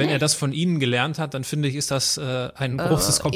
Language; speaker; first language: German; native; German